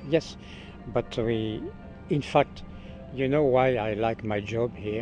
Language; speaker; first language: English; non-native, learner; French